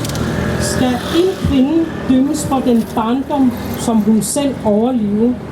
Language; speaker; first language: Danish; non-native, local second language; Kalaallisut